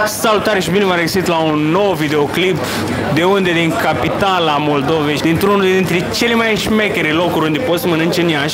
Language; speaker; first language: Romanian; native; Romanian